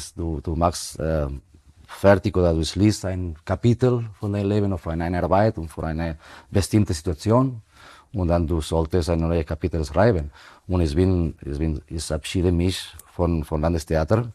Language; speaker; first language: German; non-native, fluent; Spanish